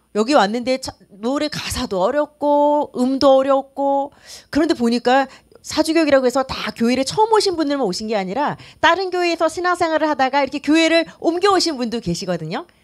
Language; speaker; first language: Korean; native; Korean